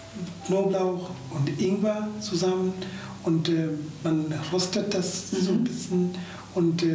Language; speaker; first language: German; non-native, fluent; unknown